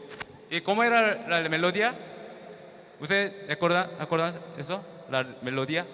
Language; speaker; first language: Spanish; non-native, learner; Korean